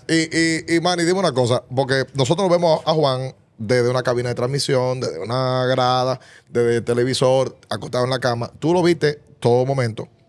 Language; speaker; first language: Spanish; native; Spanish